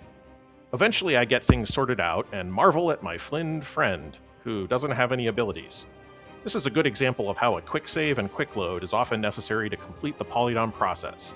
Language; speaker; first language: English; native; English